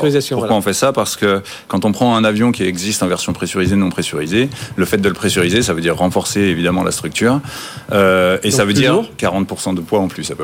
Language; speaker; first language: French; native; French